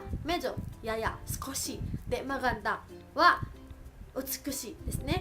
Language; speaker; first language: Japanese; early bilingual, other home language; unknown